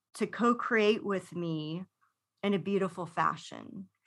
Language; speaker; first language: English; native; English